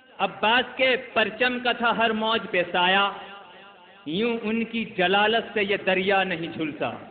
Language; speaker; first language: Urdu; native; Urdu